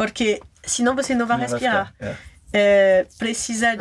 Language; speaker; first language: Portuguese; non-native, learner; French